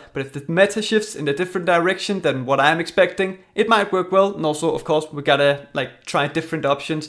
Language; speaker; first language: English; native; English